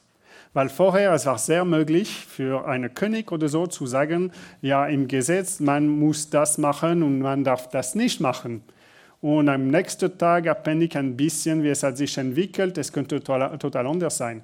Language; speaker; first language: German; non-native, learner; French